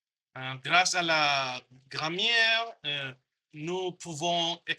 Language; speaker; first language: French; non-native, learner; Spanish